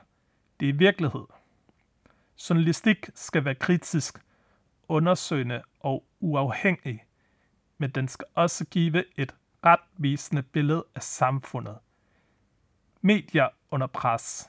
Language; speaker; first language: Danish; native; Danish